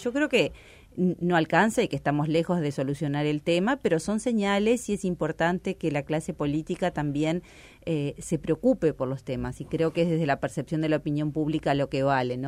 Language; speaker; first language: Spanish; native; Spanish